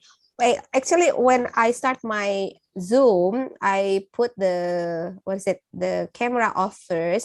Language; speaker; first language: English; non-native, fluent; Indonesian